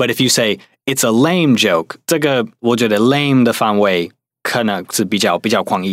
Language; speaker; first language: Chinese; non-native, fluent; English